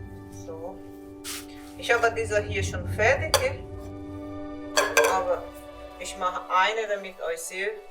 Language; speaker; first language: German; non-native, learner; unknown